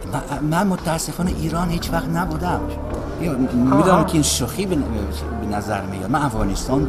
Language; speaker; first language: Persian; non-native, fluent; Russian